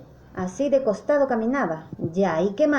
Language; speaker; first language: Spanish; native; Spanish